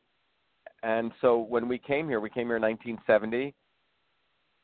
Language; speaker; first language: English; early bilingual, other home language; Tamil